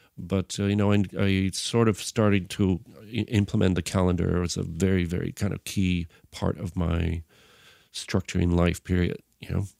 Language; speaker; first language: English; non-native, fluent; Bulgarian